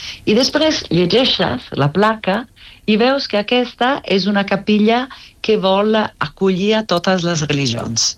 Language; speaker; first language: Catalan; non-native, fluent; Italian